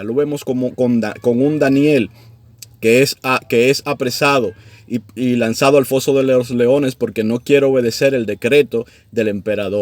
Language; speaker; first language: Spanish; native; Spanish